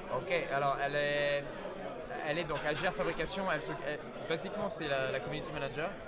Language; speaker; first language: French; native; French